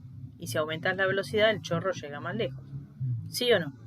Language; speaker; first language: Spanish; native; Spanish